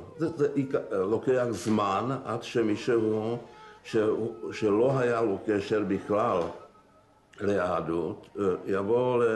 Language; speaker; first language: Hebrew; non-native, fluent; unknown